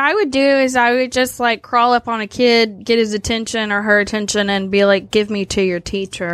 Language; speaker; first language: English; native; English